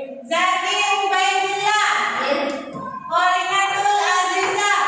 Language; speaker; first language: Indonesian; native; Indonesian